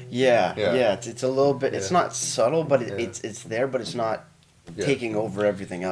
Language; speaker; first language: English; native; English